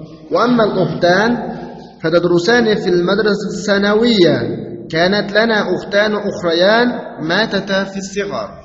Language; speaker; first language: Arabic; non-native, fluent; Uyghur